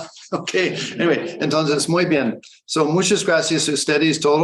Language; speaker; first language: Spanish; non-native, learner; English